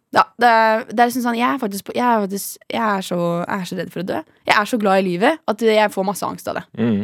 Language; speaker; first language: Norwegian; native; Norwegian